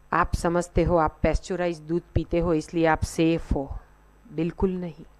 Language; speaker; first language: Hindi; non-native, local second language; Gujarati